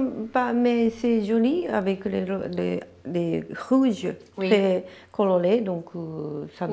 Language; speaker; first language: French; non-native, learner; Japanese